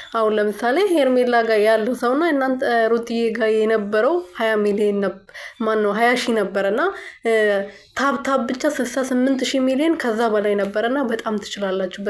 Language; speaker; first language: Amharic; non-native, local second language; Oromo